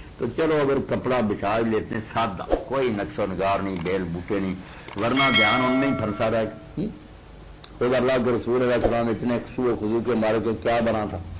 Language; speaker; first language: Urdu; non-native, local second language; Punjabi